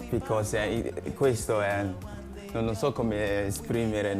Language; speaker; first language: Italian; non-native, learner; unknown